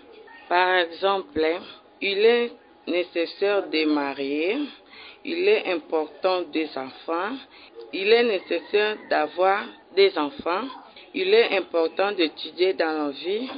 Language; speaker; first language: French; non-native, learner; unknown